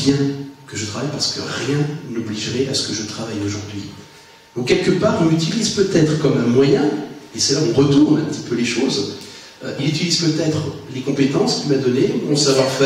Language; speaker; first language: French; native; French